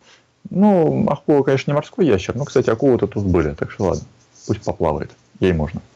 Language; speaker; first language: Russian; native; Russian